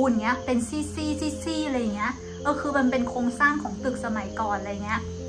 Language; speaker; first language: Thai; native; Thai